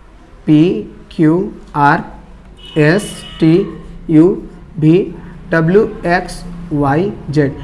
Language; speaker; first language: Hindi; native; Hindi